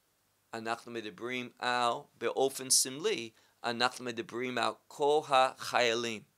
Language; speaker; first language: Hebrew; non-native, fluent; English